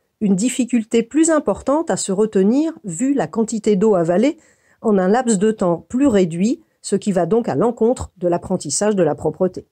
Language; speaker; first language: French; native; French